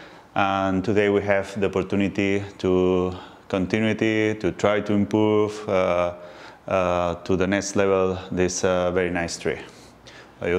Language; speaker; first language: English; non-native, learner; Spanish